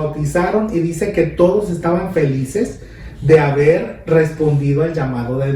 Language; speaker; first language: Spanish; native; Spanish